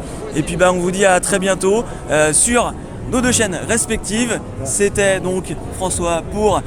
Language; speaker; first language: French; native; French